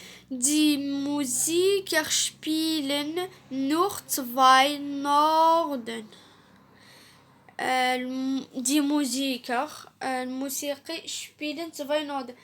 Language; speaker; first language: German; non-native, learner; Arabic